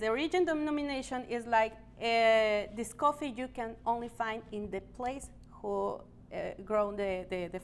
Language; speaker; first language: English; non-native, learner; Spanish